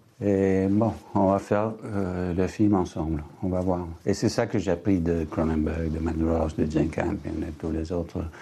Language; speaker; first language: French; non-native, fluent; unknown